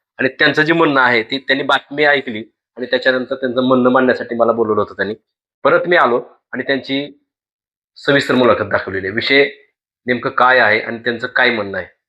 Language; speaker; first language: Marathi; native; Marathi